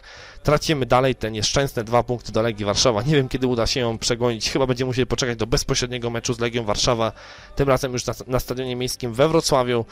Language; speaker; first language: Polish; native; Polish